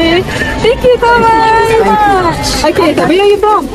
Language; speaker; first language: English; non-native, learner; Japanese